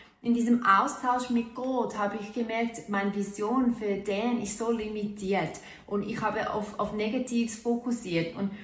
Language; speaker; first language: German; non-native, fluent; English